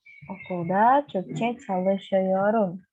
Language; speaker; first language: Turkish; non-native, fluent; Indonesian